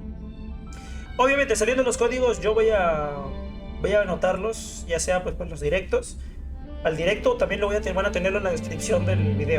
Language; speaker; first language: Spanish; native; Spanish